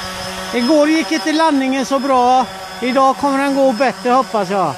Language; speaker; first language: Swedish; native; Swedish